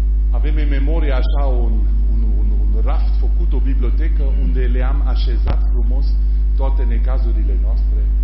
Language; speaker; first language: Romanian; non-native, fluent; German